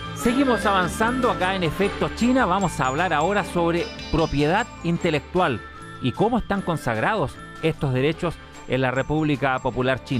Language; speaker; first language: Spanish; native; Spanish